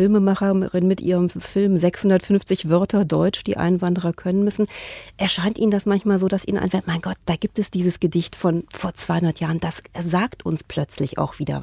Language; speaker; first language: German; native; German